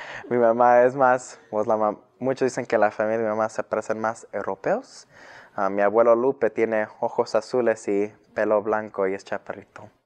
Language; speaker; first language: Spanish; native; Spanish